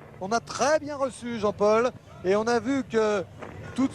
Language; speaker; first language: French; native; French